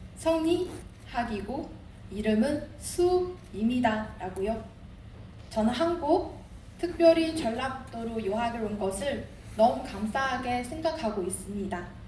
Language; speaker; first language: Korean; non-native, fluent; Chinese